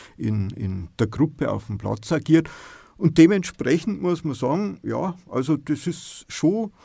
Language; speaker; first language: German; native; German